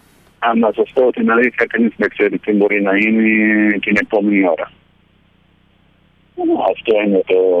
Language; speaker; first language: Greek; early bilingual, heritage; Greek